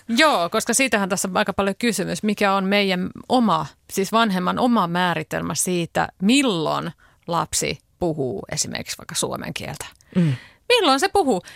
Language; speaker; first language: Finnish; native; Finnish